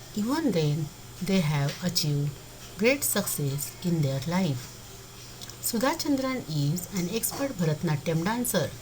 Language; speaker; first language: English; non-native, local second language; Marathi